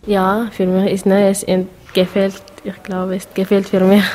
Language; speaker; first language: German; non-native, learner; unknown